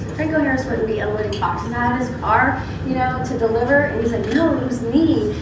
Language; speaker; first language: English; native; English